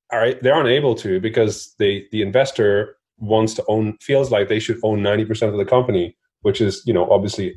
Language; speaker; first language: English; non-native, fluent; Norwegian